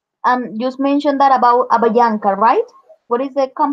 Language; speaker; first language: English; non-native, fluent; Spanish